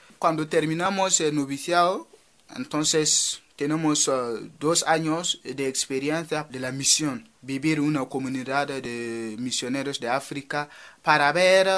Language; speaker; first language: Spanish; non-native, fluent; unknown